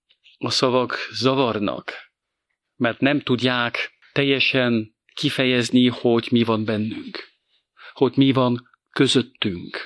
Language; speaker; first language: Hungarian; non-native, fluent; French